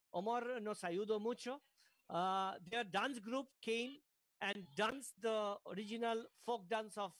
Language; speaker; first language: English; non-native, local second language; Bangla